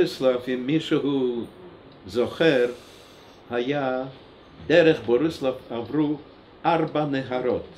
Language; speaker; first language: Hebrew; non-native, fluent; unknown